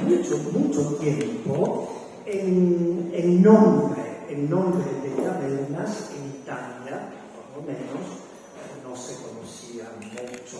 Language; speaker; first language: Spanish; non-native, learner; Italian